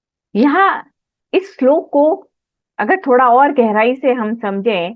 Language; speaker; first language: Hindi; native; Hindi